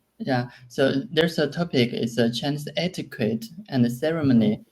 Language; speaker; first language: English; non-native, learner; Chinese